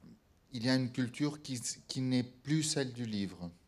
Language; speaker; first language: French; non-native, fluent; Portuguese